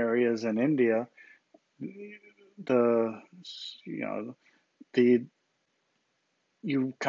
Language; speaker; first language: English; native; English